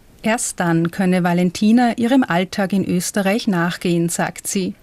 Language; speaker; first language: German; native; German